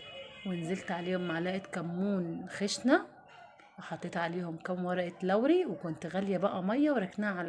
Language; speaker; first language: Arabic; native; Arabic